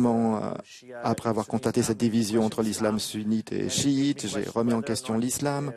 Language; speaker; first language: French; non-native, fluent; Urdu